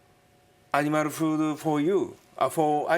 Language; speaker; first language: English; non-native, learner; Japanese